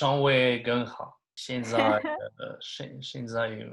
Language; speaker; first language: Chinese; non-native, learner; French